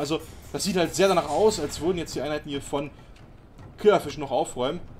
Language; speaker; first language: German; native; German